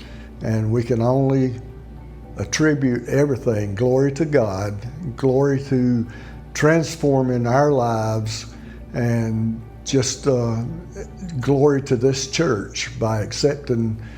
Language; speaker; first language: English; native; English